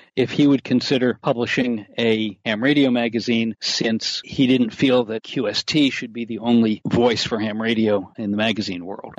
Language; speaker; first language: English; native; English